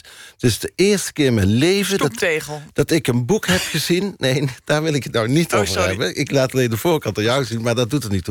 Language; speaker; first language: Dutch; native; Dutch